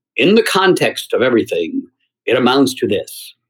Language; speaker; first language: English; native; English